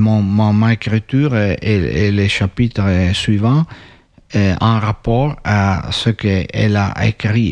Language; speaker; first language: French; non-native, learner; Italian